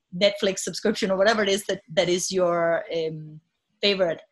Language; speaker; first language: English; non-native, fluent; Danish